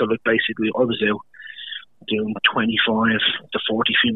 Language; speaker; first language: English; native; English